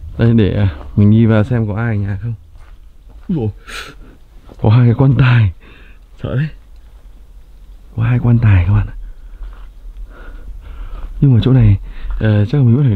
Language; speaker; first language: Vietnamese; native; Vietnamese